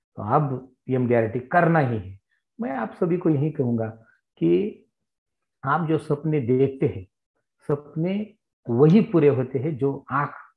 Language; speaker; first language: Hindi; non-native, local second language; Marathi